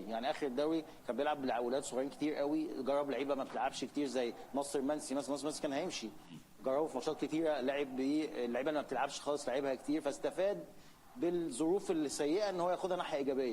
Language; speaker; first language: Arabic; native; Arabic